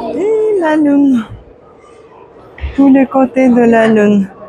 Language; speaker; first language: French; non-native, fluent; Russian